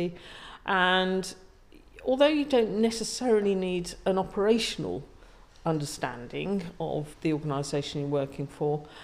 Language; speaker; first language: English; native; English